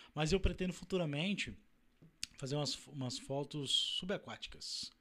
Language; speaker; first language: Portuguese; native; Portuguese